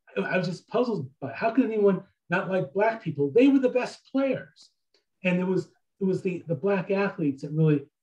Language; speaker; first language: English; native; English